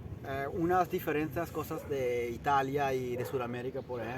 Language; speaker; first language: Spanish; early bilingual, heritage; Italian